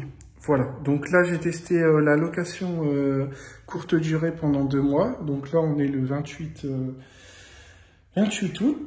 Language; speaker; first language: French; native; French